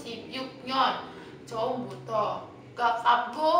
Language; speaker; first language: Korean; non-native, learner; Indonesian